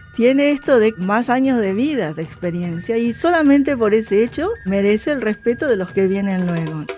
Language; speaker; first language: Spanish; native; Spanish